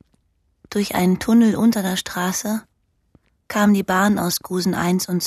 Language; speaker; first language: German; native; German